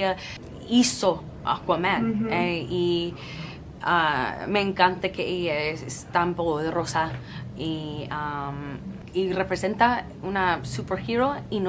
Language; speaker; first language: Spanish; non-native, fluent; English